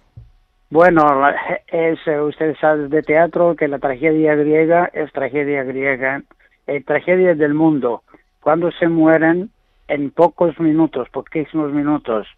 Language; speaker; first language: Spanish; non-native, learner; Greek